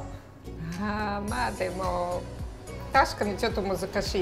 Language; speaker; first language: Japanese; non-native, fluent; Serbian